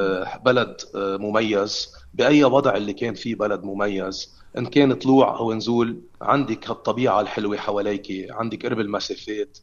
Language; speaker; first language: Arabic; native; Arabic